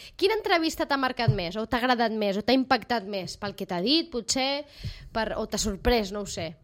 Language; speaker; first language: Catalan; native; Catalan